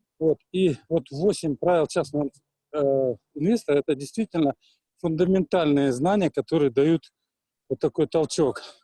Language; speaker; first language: Russian; native; Russian